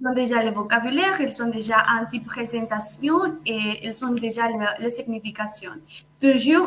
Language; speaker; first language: French; non-native, fluent; Spanish